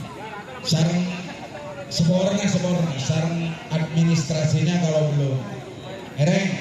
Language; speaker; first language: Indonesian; non-native, local second language; Madurese